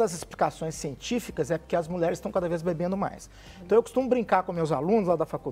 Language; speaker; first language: Portuguese; native; Portuguese